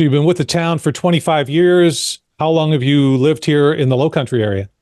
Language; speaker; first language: English; native; English